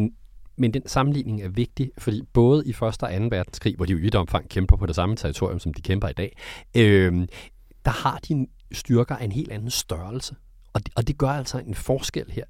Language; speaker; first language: Danish; native; Danish